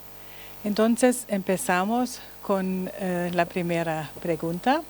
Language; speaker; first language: Spanish; non-native, learner; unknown